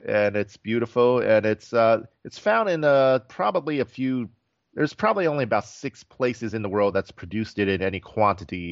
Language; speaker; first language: English; native; English